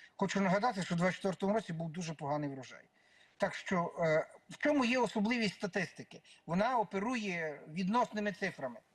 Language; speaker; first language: Ukrainian; native; Ukrainian